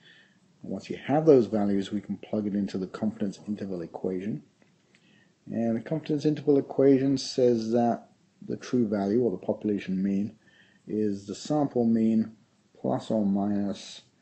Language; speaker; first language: English; native; English